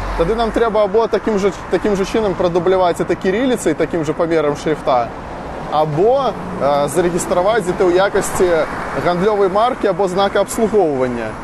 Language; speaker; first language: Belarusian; non-native, local second language; Russian